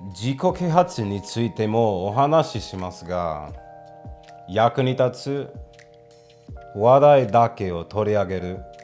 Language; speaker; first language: Japanese; non-native, fluent; English